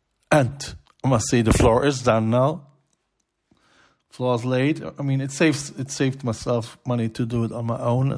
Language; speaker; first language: English; non-native, fluent; German